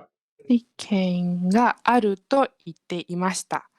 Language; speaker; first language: Japanese; non-native, learner; Malay